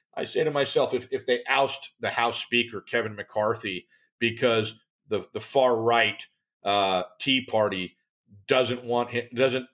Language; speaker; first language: English; native; English